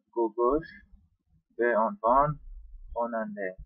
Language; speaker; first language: Persian; non-native, learner; English